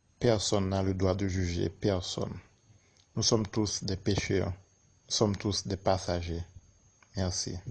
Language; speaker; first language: French; non-native, local second language; Haitian Creole